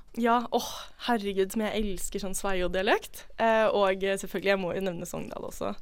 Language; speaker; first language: Norwegian; non-native, local second language; Icelandic